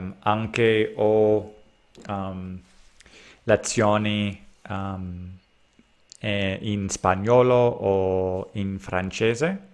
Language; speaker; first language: Italian; non-native, learner; English